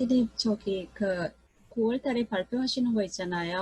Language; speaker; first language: Korean; non-native, fluent; Sinhala